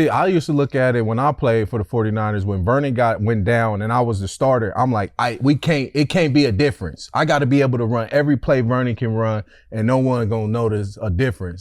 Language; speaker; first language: English; native; English